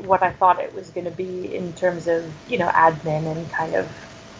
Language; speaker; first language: English; native; English